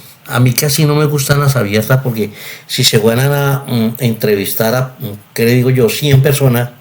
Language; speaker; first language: Spanish; native; Spanish